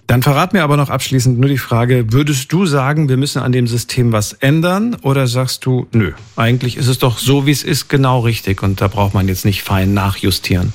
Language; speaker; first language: German; native; German